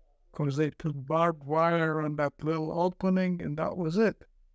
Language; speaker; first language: English; non-native, fluent; Polish